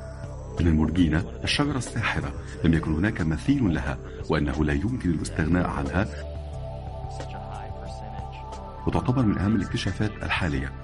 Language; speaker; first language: Arabic; native; Arabic